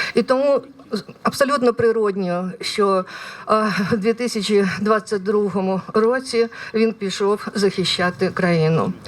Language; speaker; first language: Ukrainian; native; Ukrainian